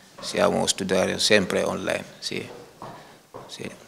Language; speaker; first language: Italian; non-native, learner; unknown